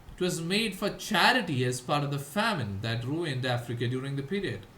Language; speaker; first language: English; non-native, local second language; Malayalam